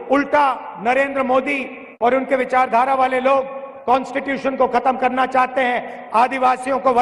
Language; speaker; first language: Hindi; native; Hindi